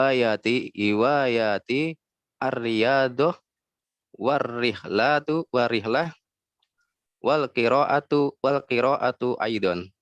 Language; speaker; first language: Arabic; non-native, learner; Indonesian